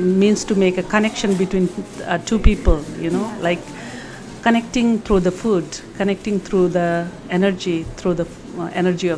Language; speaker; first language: English; non-native, local second language; Nepali